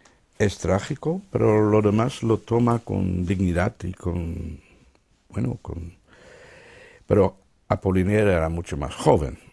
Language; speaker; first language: Spanish; non-native, fluent; Dutch